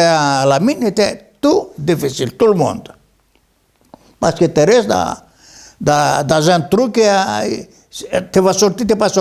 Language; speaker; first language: French; non-native, learner; Greek